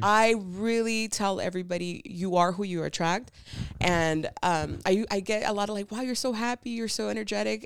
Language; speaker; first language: English; early bilingual, other home language; Spanish